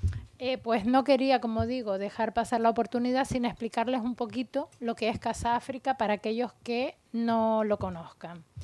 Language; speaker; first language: Spanish; native; Spanish